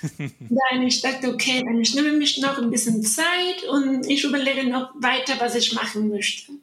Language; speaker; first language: German; non-native, learner; Spanish